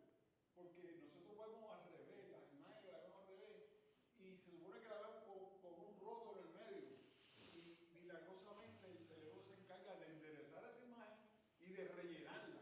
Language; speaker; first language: Spanish; native; Spanish